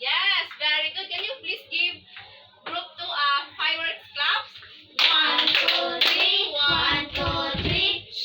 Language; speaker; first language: English; non-native, local second language; Cebuano